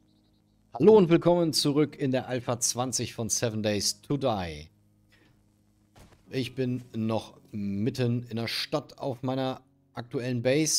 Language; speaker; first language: German; native; German